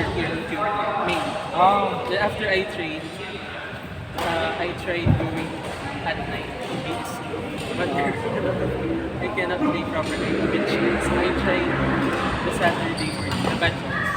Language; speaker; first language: English; non-native, local second language; Filipino